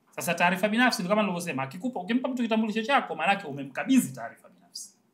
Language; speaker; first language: Swahili; native; Swahili